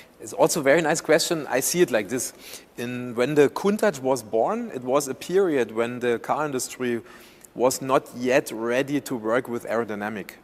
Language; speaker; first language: English; non-native, fluent; German